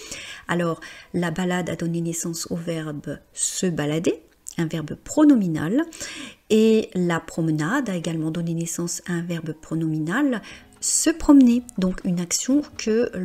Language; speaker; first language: French; native; French